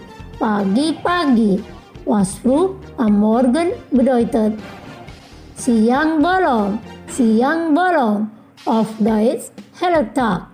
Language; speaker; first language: German; non-native, learner; Indonesian